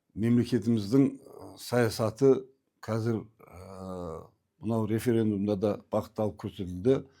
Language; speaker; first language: Kazakh; non-native, local second language; Turkish